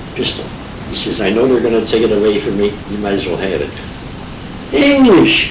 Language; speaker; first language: English; native; English